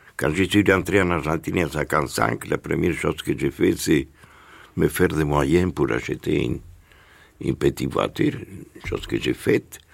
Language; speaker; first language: French; non-native, fluent; Spanish